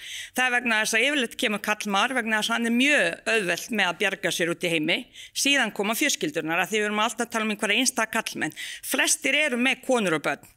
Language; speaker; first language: Icelandic; non-native, fluent; Bosnian